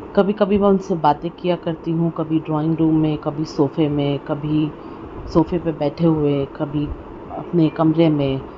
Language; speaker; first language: Hindi; non-native, local second language; Punjabi